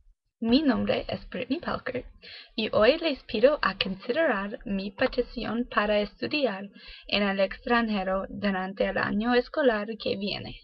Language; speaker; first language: Spanish; non-native, learner; English